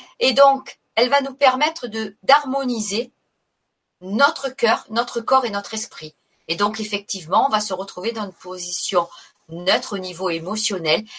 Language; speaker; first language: French; native; French